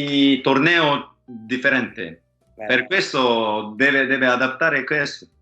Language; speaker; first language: Italian; non-native, learner; Japanese